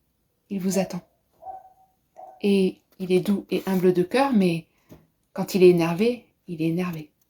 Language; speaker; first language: French; native; French